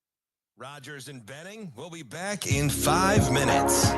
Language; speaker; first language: English; native; English